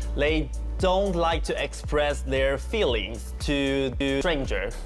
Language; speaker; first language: English; non-native, fluent; Chinese